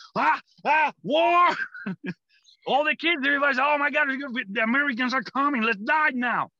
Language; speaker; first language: English; non-native, fluent; Spanish